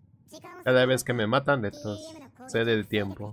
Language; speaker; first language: Spanish; native; Spanish